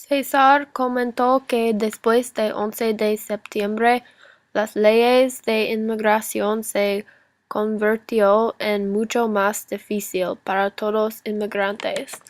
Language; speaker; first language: Spanish; non-native, learner; English